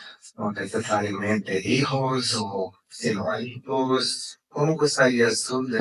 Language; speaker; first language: Spanish; non-native, fluent; Portuguese